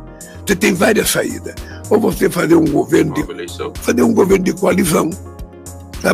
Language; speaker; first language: Portuguese; native; Portuguese